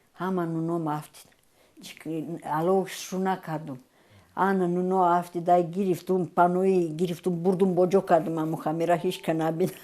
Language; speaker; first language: Tajik; non-native, fluent; Romanian